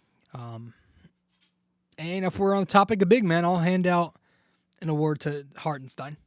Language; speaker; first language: English; native; English